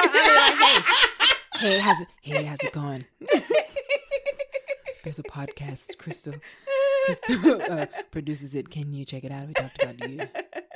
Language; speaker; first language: English; native; English